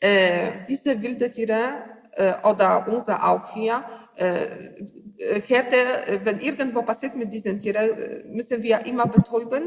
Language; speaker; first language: German; non-native, learner; Polish